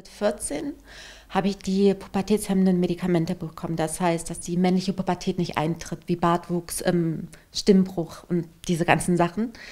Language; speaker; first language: German; native; German